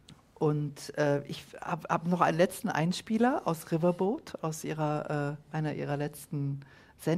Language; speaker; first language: German; native; German